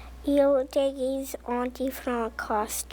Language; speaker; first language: French; non-native, local second language; English